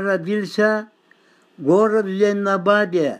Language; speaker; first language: Russian; non-native, local second language; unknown